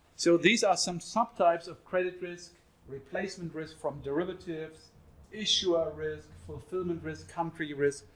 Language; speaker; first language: English; non-native, fluent; German